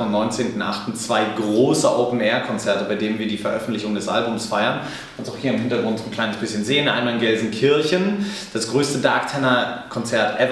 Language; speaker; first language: German; native; German